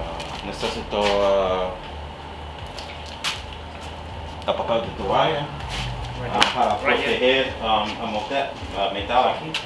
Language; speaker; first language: Spanish; non-native, learner; English